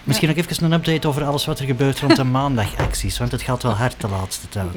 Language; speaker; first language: Dutch; native; Dutch